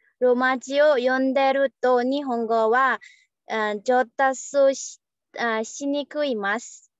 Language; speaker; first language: Japanese; non-native, learner; Burmese